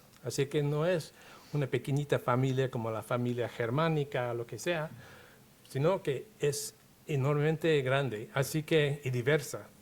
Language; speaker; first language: Spanish; non-native, fluent; English